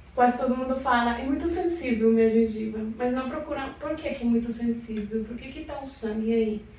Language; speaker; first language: Portuguese; non-native, fluent; Spanish